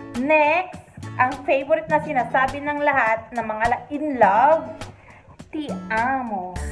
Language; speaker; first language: Filipino; native; Filipino